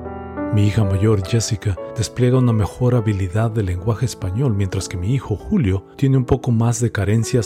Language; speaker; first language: Spanish; native; Spanish